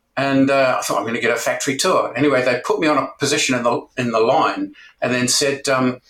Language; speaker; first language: English; native; English